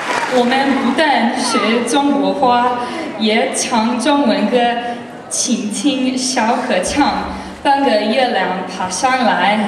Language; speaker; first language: Chinese; non-native, learner; English